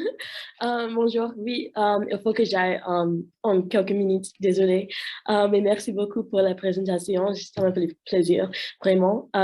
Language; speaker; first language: French; non-native, fluent; English